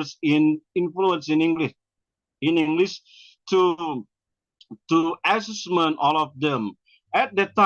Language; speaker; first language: English; non-native, learner; Indonesian